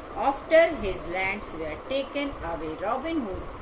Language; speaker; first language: English; non-native, local second language; Hindi